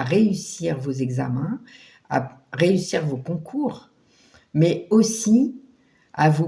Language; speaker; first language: French; native; French